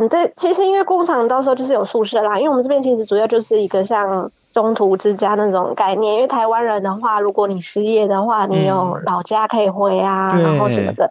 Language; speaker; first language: Chinese; native; Chinese